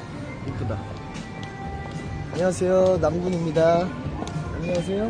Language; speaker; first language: Korean; native; Korean